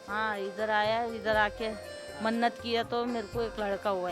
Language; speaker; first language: Hindi; non-native, local second language; Kannada